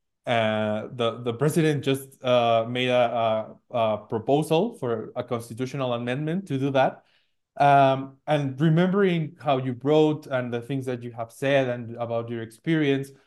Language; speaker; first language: English; non-native, fluent; Spanish